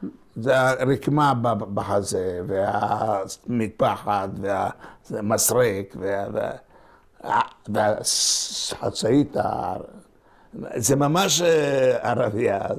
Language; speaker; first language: Hebrew; non-native, local second language; Ladino